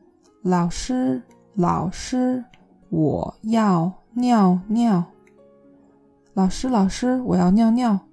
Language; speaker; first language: Chinese; non-native, learner; English